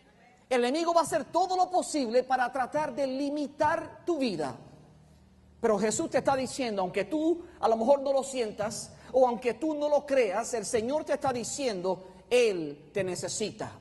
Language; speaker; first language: Spanish; native; Spanish